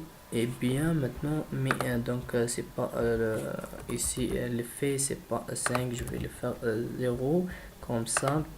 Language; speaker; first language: French; non-native, learner; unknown